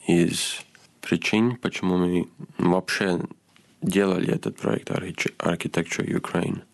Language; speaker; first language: Russian; non-native, fluent; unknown